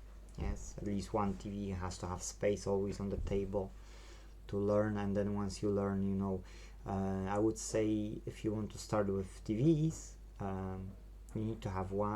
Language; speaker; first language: English; non-native, fluent; Polish